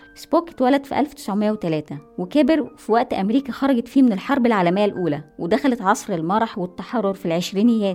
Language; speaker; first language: Arabic; native; Arabic